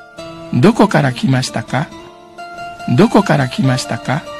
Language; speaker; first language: Japanese; non-native, fluent; Min Nan Chinese